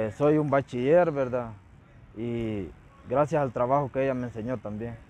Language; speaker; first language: Spanish; native; Spanish